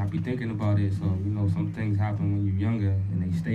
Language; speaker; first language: English; native; English